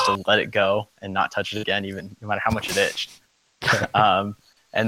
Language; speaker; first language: English; native; English